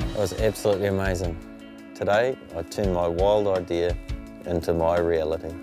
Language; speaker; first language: English; native; English